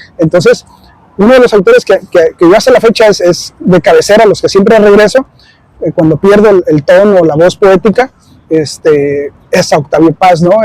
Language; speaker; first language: Spanish; early bilingual, heritage; Spanish